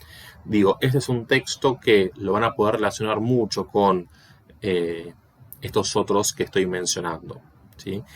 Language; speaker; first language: Spanish; native; Spanish